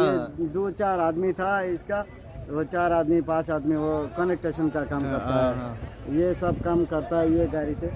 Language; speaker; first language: Hindi; non-native, learner; Bangla